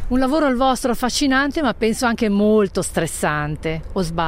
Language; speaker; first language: Italian; native; Italian